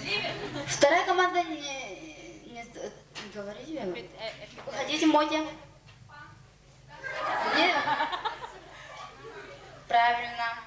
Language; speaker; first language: Russian; non-native, local second language; Yakut